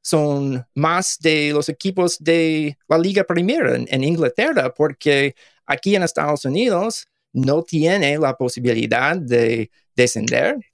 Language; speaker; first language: Spanish; non-native, learner; English